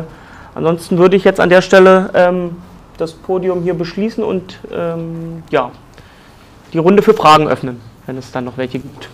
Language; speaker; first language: German; native; German